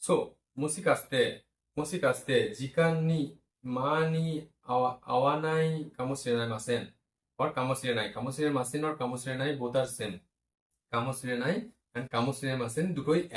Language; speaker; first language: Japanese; non-native, fluent; Bangla